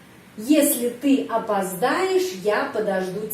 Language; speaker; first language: Russian; non-native, fluent; Indonesian